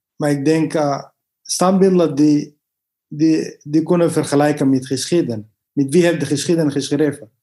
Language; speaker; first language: Dutch; non-native, learner; Arabic